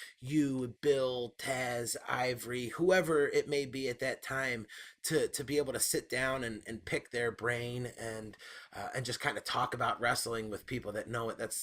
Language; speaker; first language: English; native; English